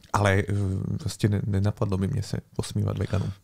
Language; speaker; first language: Czech; native; Czech